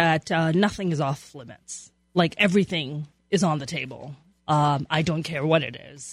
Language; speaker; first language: English; non-native, local second language; Urdu